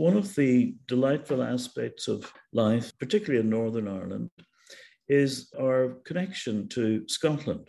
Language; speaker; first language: English; native; English